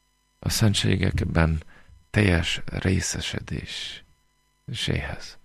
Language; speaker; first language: Hungarian; non-native, fluent; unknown